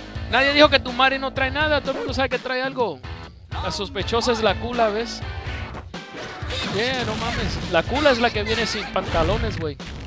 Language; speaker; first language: Spanish; early bilingual, heritage; Spanish